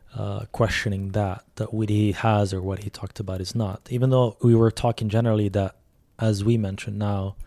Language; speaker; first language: English; early bilingual, other home language; Arabic